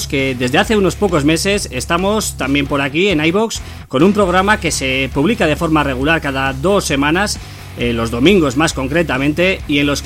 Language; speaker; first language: Spanish; native; Spanish